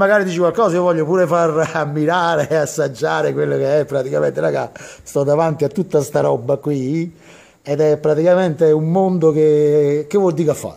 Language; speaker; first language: Italian; native; Italian